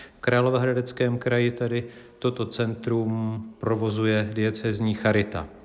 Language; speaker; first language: Czech; native; Czech